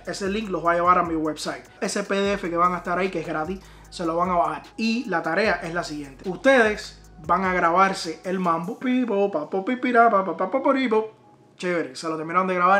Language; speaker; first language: Spanish; native; Spanish